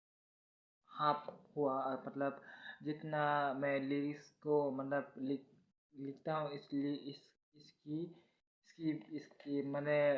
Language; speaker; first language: Hindi; non-native, local second language; Kok Borok